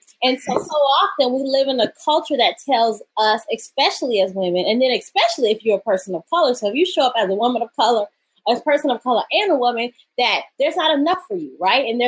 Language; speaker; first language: English; native; English